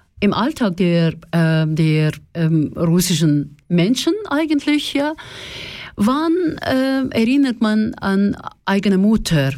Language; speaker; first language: German; non-native, fluent; Russian